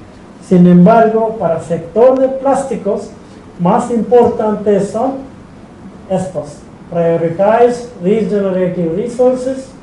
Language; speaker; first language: Spanish; non-native, fluent; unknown